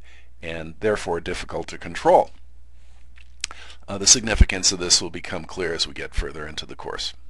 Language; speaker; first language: English; native; English